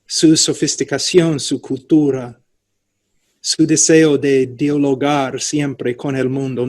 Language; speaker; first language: Spanish; non-native, fluent; English